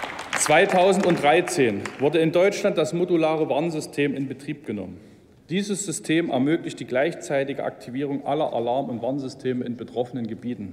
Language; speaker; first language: German; native; German